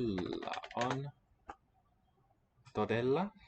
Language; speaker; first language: Finnish; non-native, learner; English